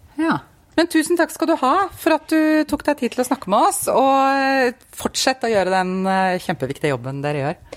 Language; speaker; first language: Norwegian; native; Norwegian